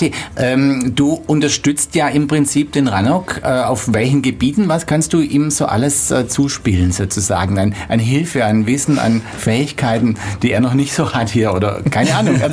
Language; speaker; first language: German; native; German